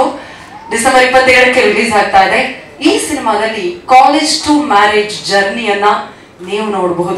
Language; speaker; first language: Kannada; native; Kannada